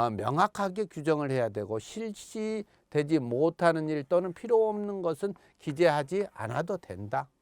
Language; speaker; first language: Korean; native; Korean